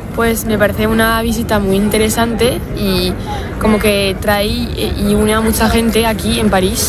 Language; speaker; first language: Spanish; non-native, fluent; French